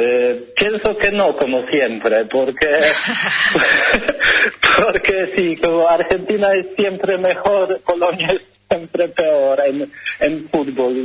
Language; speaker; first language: Spanish; non-native, learner; Polish